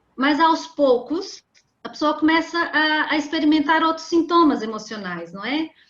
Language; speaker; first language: Portuguese; native; Portuguese